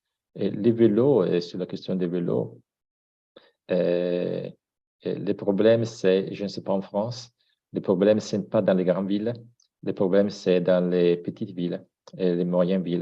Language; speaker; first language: French; non-native, fluent; Italian